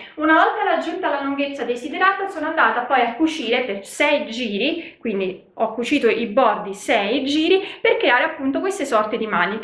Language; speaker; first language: Italian; native; Italian